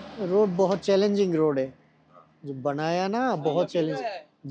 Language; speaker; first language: Hindi; non-native, fluent; Bangla